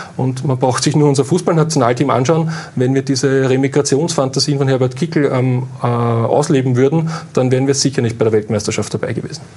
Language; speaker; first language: German; native; German